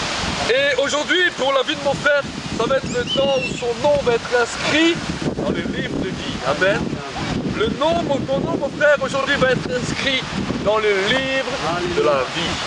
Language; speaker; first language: French; native; French